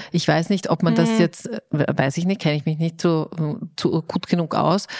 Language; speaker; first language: German; native; German